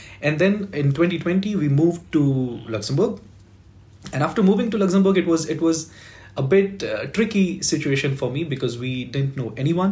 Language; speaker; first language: English; non-native, local second language; Marathi